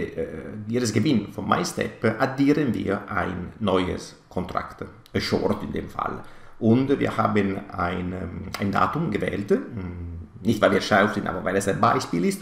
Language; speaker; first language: German; non-native, fluent; Italian